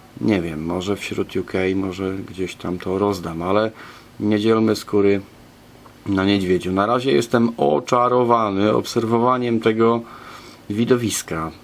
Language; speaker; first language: Polish; native; Polish